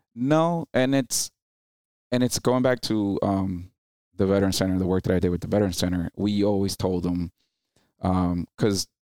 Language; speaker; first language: English; early bilingual, other home language; Spanish